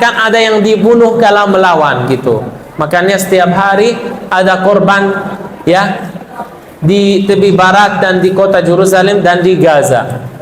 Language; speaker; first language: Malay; non-native, fluent; Arabic